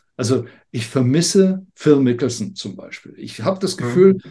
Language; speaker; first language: German; non-native, fluent; English